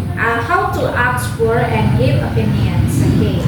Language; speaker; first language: English; non-native, local second language; Indonesian